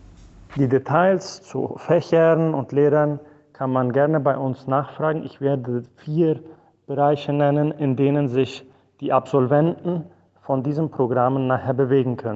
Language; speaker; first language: German; non-native, fluent; Spanish